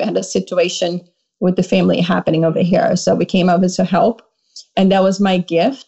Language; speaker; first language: English; non-native, fluent; Portuguese